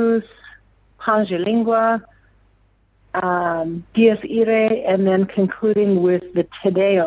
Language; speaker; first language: English; native; English